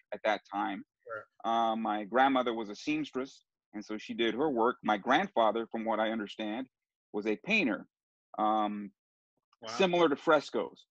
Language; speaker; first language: English; early bilingual, other home language; Sicilian